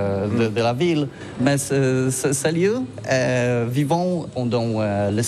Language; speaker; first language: French; non-native, learner; Polish